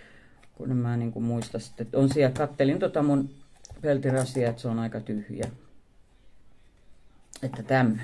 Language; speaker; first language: Finnish; native; Finnish